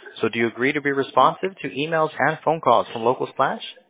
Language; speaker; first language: English; early bilingual, other home language; Spanish